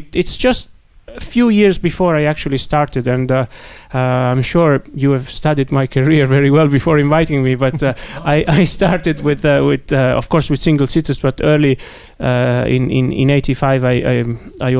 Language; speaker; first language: English; non-native, fluent; Italian